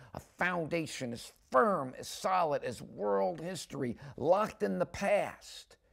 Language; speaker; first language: English; native; English